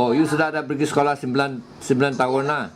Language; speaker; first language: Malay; non-native, local second language; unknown